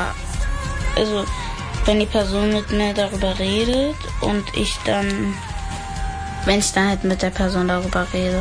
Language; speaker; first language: German; native; German